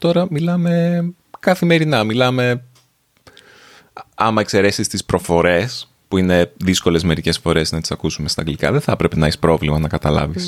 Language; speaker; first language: Greek; native; Greek